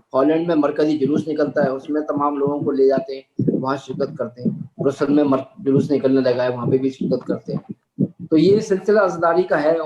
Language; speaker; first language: Urdu; native; Urdu